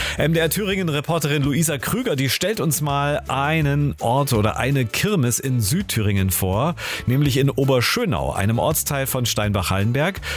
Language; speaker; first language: German; native; German